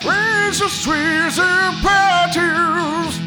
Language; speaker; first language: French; non-native, learner; English